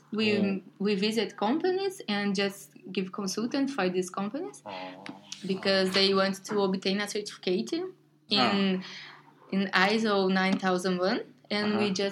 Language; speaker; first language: English; non-native, learner; Portuguese